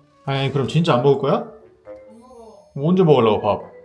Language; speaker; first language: Korean; native; Korean